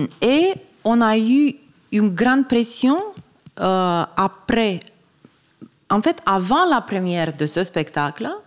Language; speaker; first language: French; non-native, fluent; Romanian